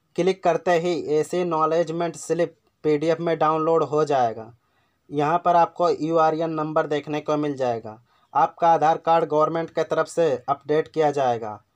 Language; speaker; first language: Hindi; native; Hindi